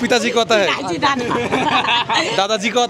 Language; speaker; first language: Hindi; non-native, learner; Bangla